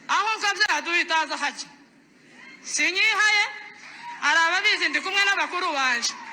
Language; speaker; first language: Kinyarwanda; native; Kinyarwanda